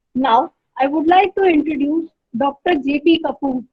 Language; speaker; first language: English; non-native, local second language; Hindi